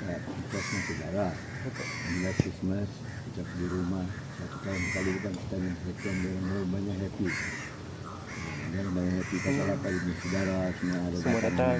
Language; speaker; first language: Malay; non-native, local second language; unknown